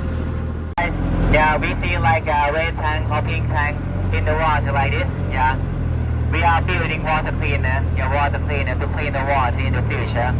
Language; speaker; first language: English; non-native, fluent; Thai